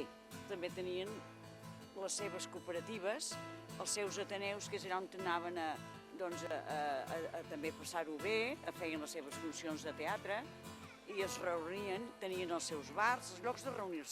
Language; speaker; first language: Catalan; native; Catalan